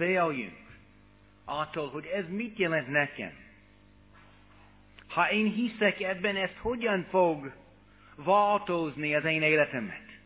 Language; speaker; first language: Hungarian; non-native, fluent; English